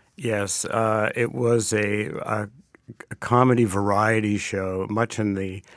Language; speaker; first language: English; native; English